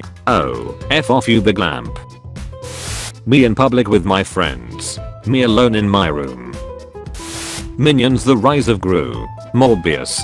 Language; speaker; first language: English; native; English